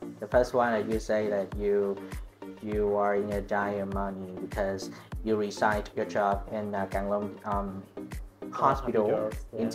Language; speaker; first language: English; non-native, learner; Vietnamese